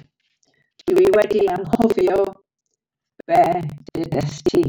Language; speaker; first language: Welsh; non-native, learner; English